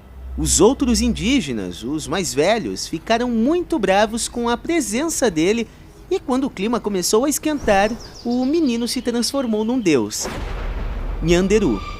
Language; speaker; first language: Portuguese; native; Portuguese